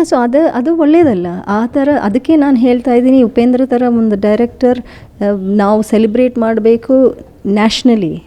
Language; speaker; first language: Kannada; non-native, fluent; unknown